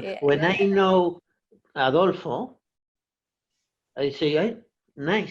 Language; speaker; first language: English; non-native, learner; Portuguese